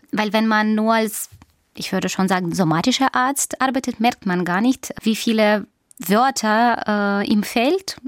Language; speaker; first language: German; non-native, fluent; Russian